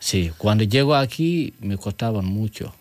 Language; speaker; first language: Spanish; non-native, learner; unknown